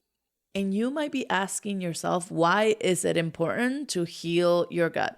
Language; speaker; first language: English; non-native, fluent; Spanish